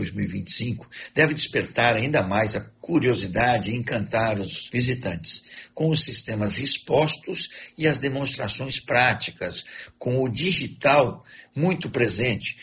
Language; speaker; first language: Portuguese; native; Portuguese